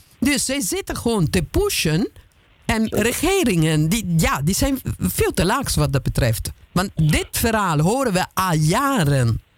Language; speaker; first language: Dutch; non-native, fluent; Italian